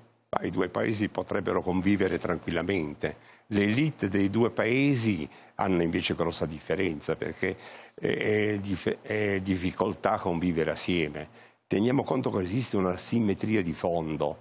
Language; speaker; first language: Italian; native; Italian